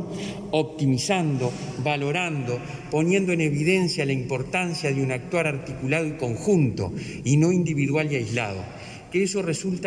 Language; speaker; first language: Spanish; native; Spanish